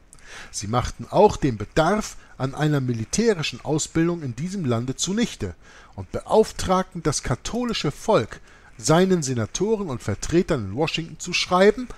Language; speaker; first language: German; native; German